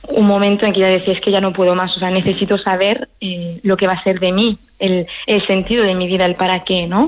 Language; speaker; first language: Spanish; early bilingual, heritage; French